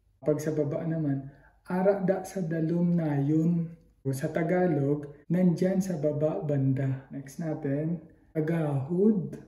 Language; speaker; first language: Filipino; non-native, local second language; Hiligaynon